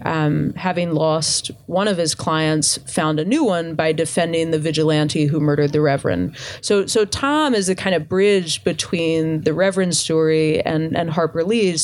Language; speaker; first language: English; native; English